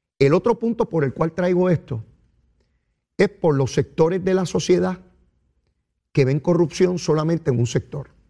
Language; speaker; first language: Spanish; native; Spanish